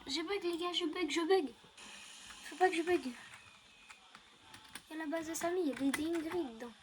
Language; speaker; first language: French; native; French